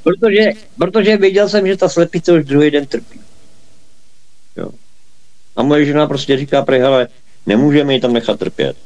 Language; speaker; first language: Czech; native; Czech